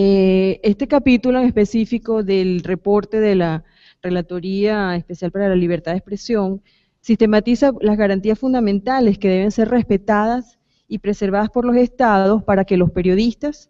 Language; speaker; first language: Spanish; native; Spanish